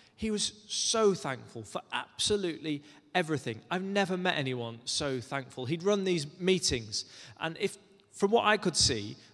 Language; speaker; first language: English; native; English